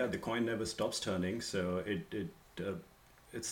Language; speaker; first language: English; non-native, local second language; Marathi